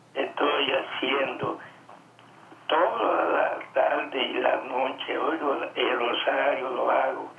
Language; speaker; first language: Spanish; native; Spanish